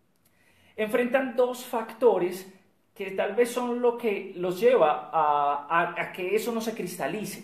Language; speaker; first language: Spanish; native; Spanish